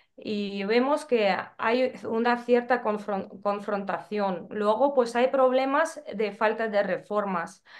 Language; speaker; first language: Spanish; non-native, fluent; Ukrainian